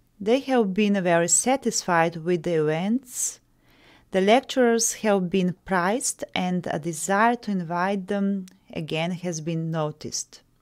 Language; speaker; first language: English; non-native, fluent; Slovenian